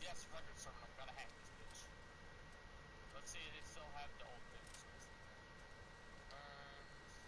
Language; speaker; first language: English; native; English